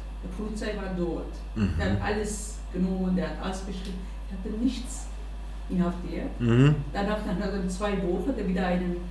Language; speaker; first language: German; non-native, learner; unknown